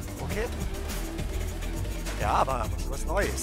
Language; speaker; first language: English; non-native, learner; German